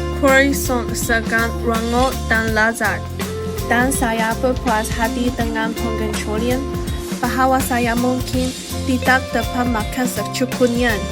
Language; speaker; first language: Malay; non-native, learner; Chinese